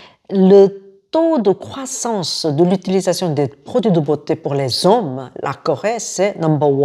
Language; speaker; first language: French; non-native, fluent; Korean